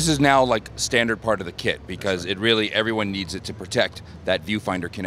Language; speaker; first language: English; native; English